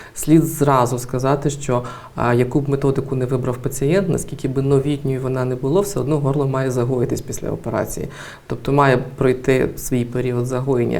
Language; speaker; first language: Ukrainian; native; Ukrainian